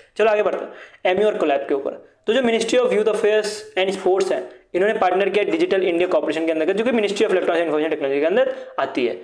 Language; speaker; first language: Hindi; non-native, local second language; Assamese